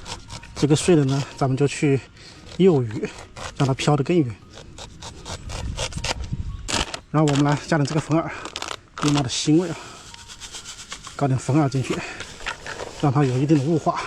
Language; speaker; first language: Chinese; native; Chinese